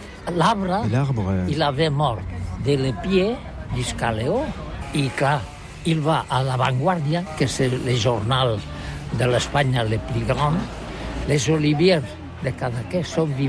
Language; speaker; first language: French; non-native, learner; Catalan